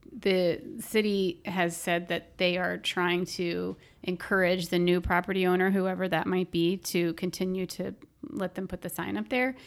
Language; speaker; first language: English; native; English